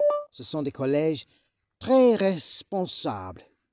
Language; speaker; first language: French; early bilingual, other home language; English